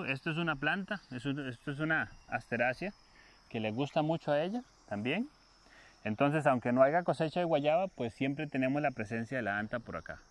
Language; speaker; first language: Spanish; native; Spanish